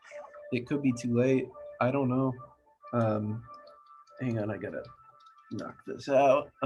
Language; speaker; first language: English; native; English